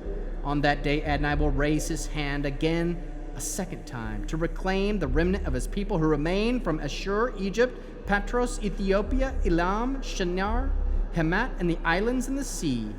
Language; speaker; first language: English; native; English